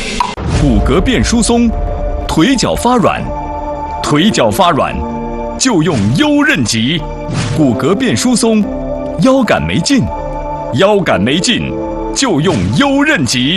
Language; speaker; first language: Chinese; native; Chinese